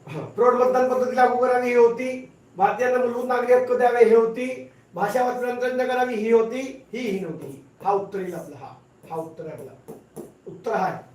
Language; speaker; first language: Marathi; non-native, local second language; Hindi